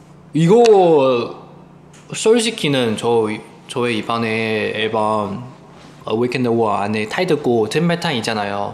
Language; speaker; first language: Korean; non-native, fluent; Chinese